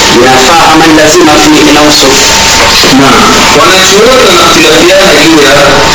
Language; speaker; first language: Swahili; native; Swahili